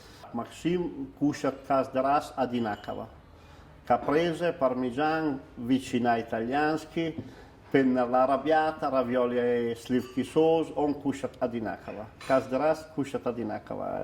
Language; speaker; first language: Russian; non-native, learner; Italian